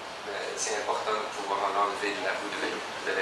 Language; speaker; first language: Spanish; non-native, learner; French